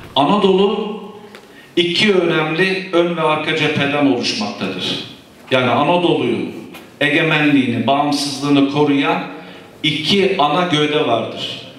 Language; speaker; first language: Turkish; native; Turkish